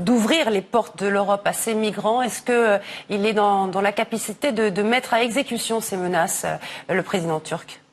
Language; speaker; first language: French; native; French